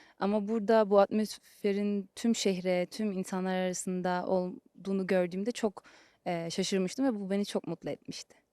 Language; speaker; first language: Turkish; early bilingual, heritage; Turkish